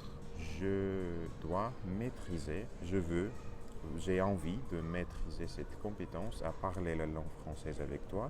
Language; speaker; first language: French; non-native, learner; Russian